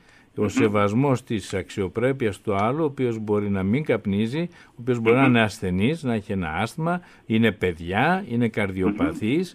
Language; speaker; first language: Greek; native; Greek